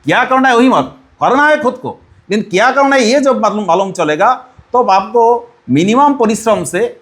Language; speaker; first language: Hindi; non-native, local second language; Bangla